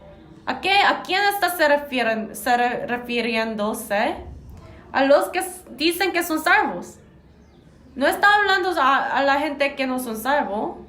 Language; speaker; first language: Spanish; non-native, fluent; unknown